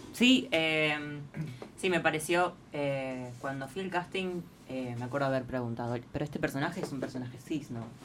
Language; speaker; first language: Spanish; native; Spanish